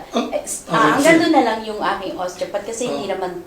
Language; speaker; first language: Filipino; native; Filipino